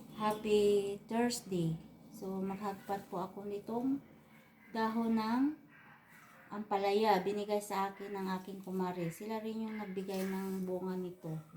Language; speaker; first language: Filipino; non-native, local second language; Cebuano